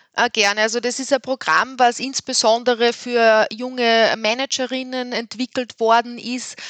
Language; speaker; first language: German; native; German